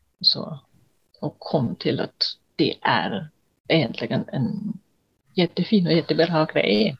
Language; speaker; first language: Swedish; non-native, fluent; German